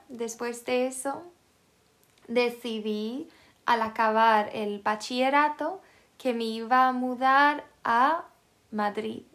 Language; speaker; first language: Spanish; non-native, fluent; Swedish